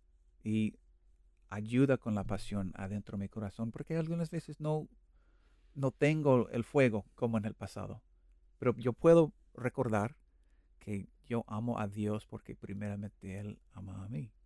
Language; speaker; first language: Spanish; non-native, learner; English